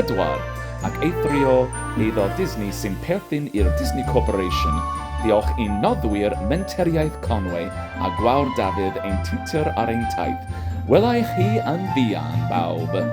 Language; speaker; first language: Welsh; non-native, fluent; English